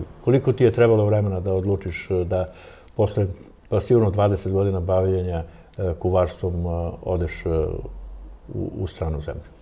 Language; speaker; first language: Croatian; native; Croatian